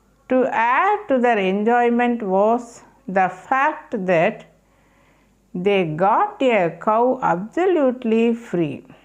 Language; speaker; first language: English; non-native, local second language; Tamil